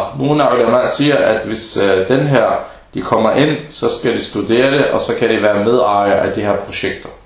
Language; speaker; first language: Danish; non-native, fluent; Arabic